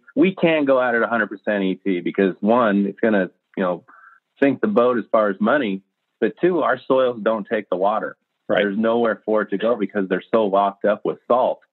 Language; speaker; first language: English; native; English